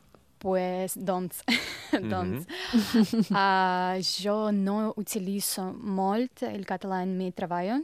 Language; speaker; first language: Catalan; non-native, learner; Russian